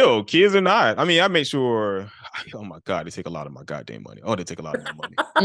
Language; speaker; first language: English; native; English